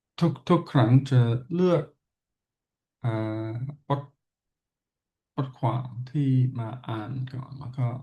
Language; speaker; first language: Thai; non-native, learner; English